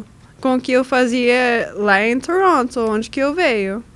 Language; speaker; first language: Portuguese; non-native, learner; English